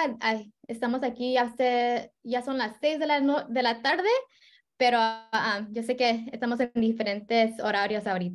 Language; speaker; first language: Spanish; early bilingual, heritage; Spanish